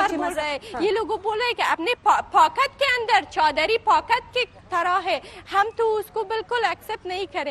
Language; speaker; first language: Hindi; non-native, fluent; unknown